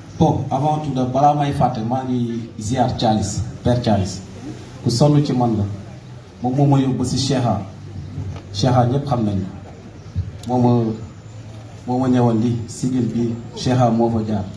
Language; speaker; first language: Wolof; non-native, local second language; Mandingo